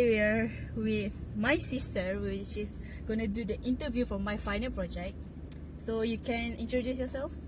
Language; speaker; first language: English; non-native, local second language; Malay